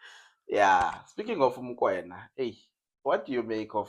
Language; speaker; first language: English; non-native, local second language; Zulu